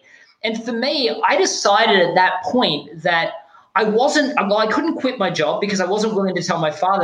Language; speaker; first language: English; native; English